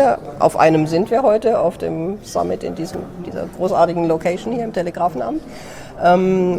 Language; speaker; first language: German; native; German